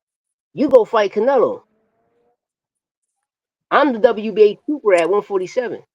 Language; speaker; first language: English; native; English